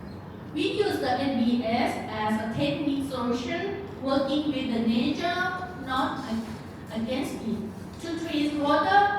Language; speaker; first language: English; non-native, learner; Thai